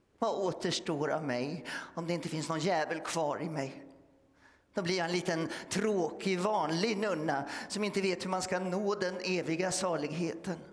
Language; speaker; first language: Swedish; native; Swedish